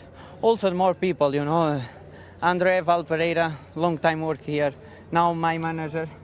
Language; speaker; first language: English; non-native, learner; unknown